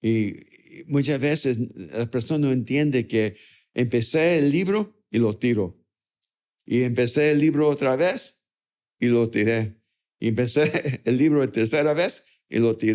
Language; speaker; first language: Spanish; early bilingual, other home language; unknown